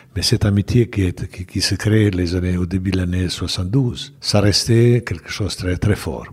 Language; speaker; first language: French; non-native, fluent; Bosnian